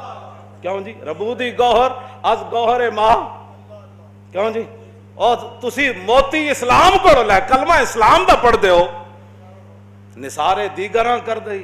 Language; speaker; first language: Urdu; non-native, local second language; Punjabi